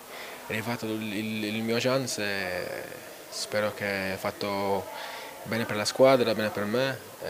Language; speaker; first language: Italian; non-native, fluent; Maltese